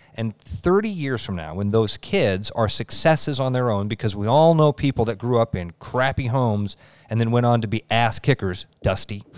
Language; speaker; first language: English; native; English